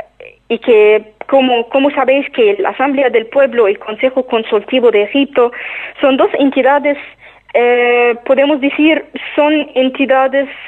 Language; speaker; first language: Spanish; non-native, fluent; Arabic